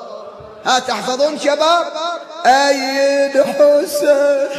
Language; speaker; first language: Arabic; native; Arabic